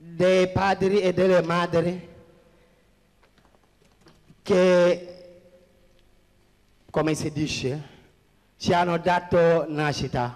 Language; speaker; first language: Italian; non-native, fluent; Wolof